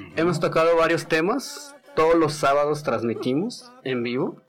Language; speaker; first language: Spanish; non-native, local second language; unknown